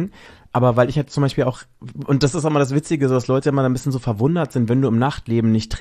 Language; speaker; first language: German; native; German